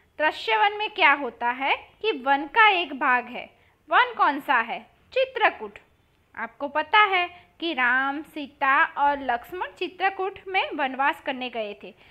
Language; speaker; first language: Hindi; non-native, local second language; Gujarati